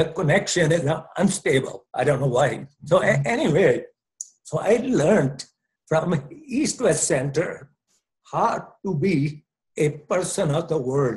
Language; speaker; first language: English; non-native, local second language; Punjabi